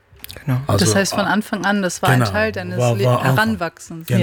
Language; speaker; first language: German; native; German